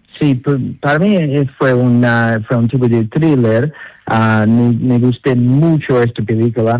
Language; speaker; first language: Spanish; non-native, learner; Italian